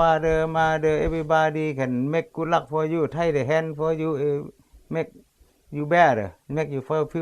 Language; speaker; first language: English; non-native, learner; Lao